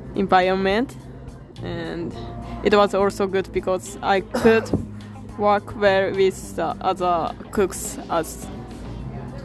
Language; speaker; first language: English; non-native, learner; Japanese